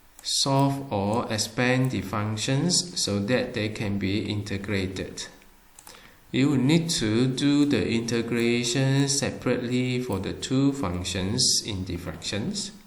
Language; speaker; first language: English; non-native, fluent; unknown